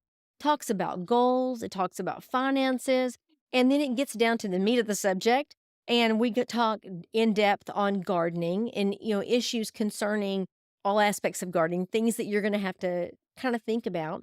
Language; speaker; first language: English; native; English